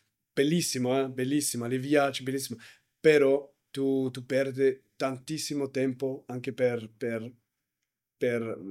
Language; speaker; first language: Italian; non-native, learner; German